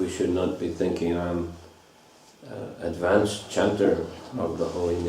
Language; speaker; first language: English; non-native, fluent; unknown